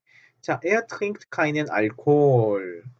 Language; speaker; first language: German; non-native, fluent; Korean